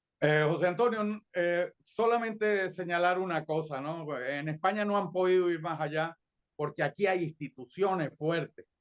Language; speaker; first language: Spanish; native; Spanish